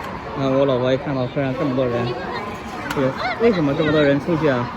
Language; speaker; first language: Chinese; native; Chinese